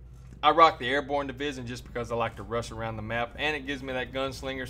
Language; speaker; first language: English; native; English